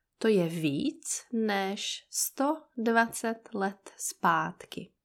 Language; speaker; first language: Czech; native; Czech